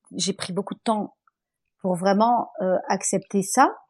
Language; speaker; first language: French; non-native, local second language; Arabic